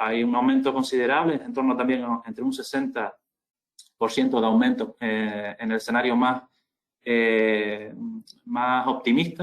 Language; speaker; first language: Spanish; native; Spanish